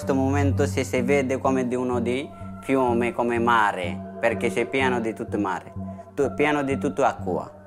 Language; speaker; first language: Italian; non-native, learner; Bangla